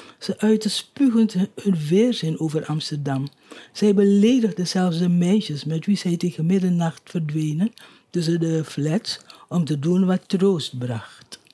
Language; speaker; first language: Dutch; native; Dutch